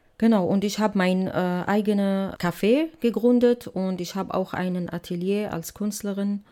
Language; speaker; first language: German; non-native, fluent; Arabic